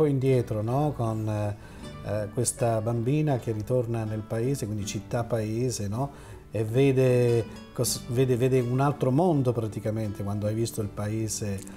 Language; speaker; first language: Italian; native; Italian